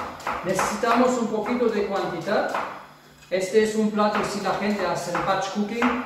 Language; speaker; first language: Spanish; non-native, fluent; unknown